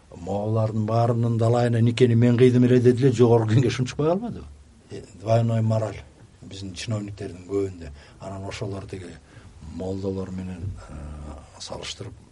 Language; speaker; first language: Kyrgyz; native; Kyrgyz